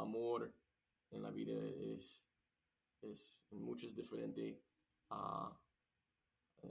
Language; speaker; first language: Spanish; non-native, learner; English